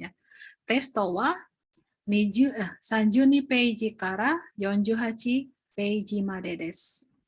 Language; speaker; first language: Japanese; non-native, learner; Indonesian